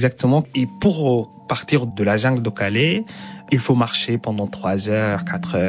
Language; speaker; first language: French; non-native, fluent; Arabic